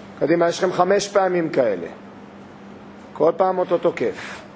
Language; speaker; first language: Hebrew; native; Hebrew